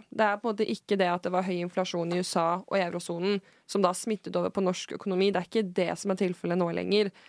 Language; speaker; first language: Norwegian; native; Norwegian